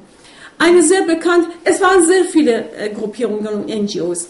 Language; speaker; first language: German; non-native, fluent; Persian